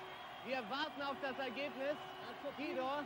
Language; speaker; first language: German; native; German